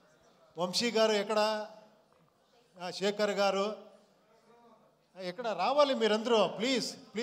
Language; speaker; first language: Telugu; non-native, local second language; Kannada